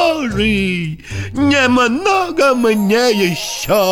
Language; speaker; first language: Russian; native; Russian